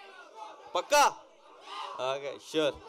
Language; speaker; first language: Telugu; non-native, local second language; Urdu